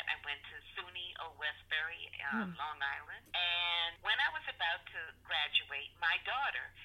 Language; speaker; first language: English; native; English